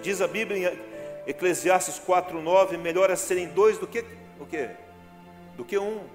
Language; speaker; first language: Portuguese; native; Portuguese